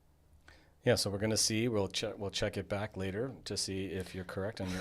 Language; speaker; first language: English; native; English